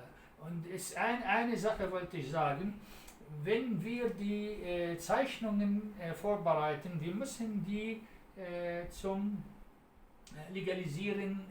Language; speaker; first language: German; non-native, learner; Arabic